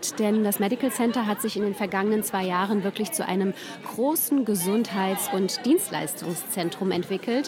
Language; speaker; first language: German; native; German